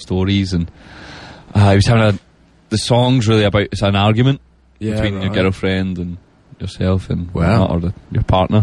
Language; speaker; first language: English; native; English